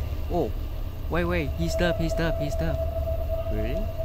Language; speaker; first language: English; non-native, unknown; Vietnamese